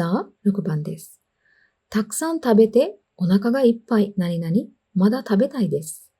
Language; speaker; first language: Japanese; non-native, fluent; Sinhala